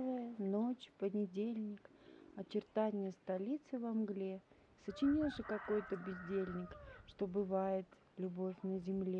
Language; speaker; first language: Russian; native; Russian